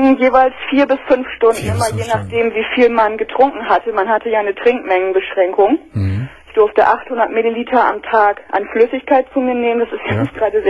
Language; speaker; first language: German; native; German